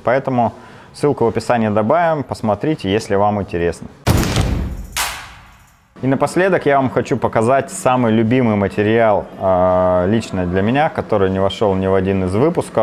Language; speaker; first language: Russian; native; Russian